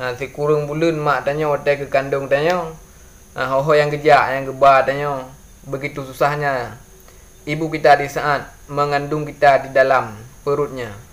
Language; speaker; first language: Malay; non-native, local second language; Achinese